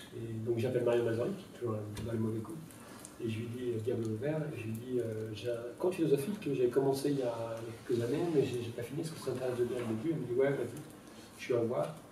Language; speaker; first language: French; non-native, local second language; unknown